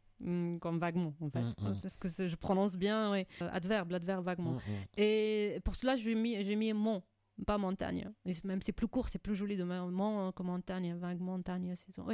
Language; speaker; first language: French; non-native, fluent; Arabic